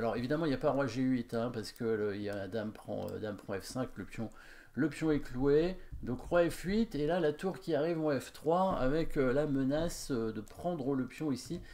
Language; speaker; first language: French; native; French